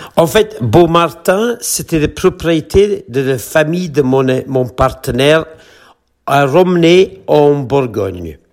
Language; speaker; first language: French; non-native, fluent; English